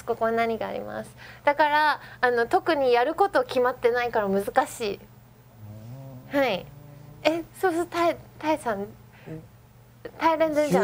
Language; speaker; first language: Japanese; non-native, learner; Chinese